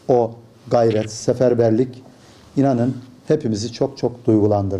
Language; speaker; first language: Turkish; native; Turkish